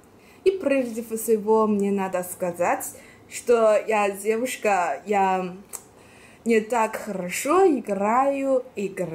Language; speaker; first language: Russian; non-native, learner; Chinese